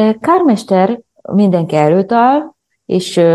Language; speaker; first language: Hungarian; non-native, learner; Japanese